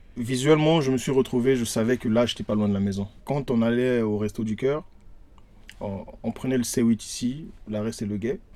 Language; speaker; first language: French; non-native, local second language; Lingala